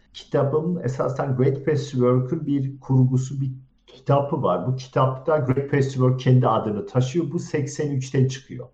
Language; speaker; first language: Turkish; early bilingual, heritage; Turkish